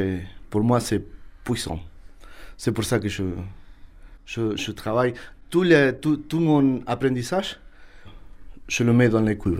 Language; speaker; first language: French; non-native, learner; Spanish